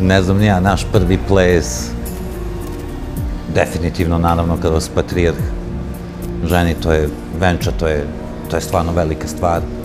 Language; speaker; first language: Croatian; early bilingual, heritage; Croatian